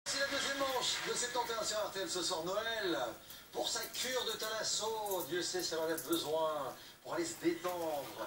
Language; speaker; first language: French; native; French